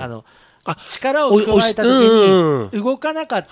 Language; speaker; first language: Japanese; native; Japanese